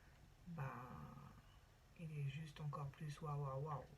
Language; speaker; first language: French; native; French